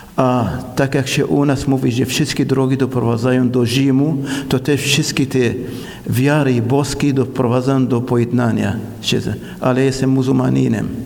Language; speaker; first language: Polish; non-native, fluent; Arabic